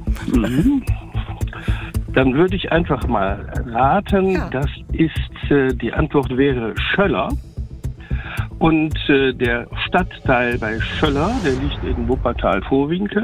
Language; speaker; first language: German; native; German